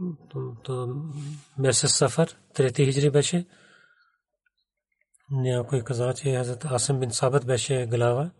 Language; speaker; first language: Bulgarian; non-native, learner; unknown